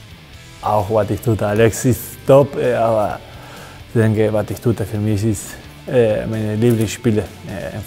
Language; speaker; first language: German; non-native, learner; Spanish